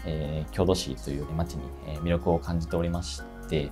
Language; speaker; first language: Japanese; native; Japanese